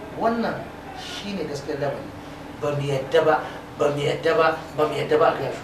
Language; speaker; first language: Hausa; native; Hausa